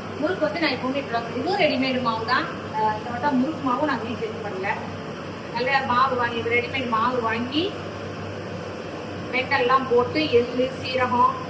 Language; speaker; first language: Tamil; native; Tamil